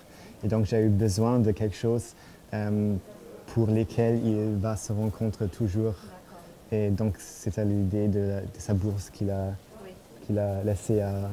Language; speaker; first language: French; non-native, fluent; German